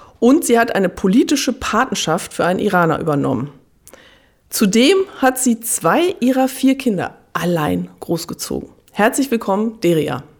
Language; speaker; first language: German; native; German